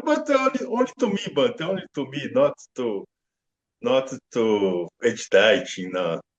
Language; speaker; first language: English; non-native, learner; Portuguese